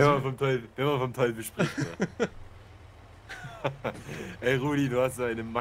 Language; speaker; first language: German; native; German